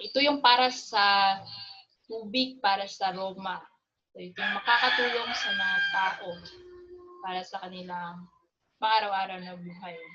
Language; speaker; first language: Filipino; native; Filipino